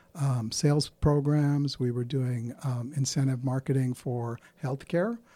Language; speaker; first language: English; early bilingual, other home language; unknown